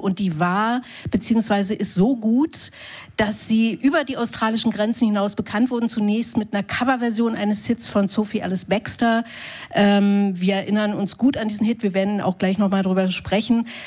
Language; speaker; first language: German; native; German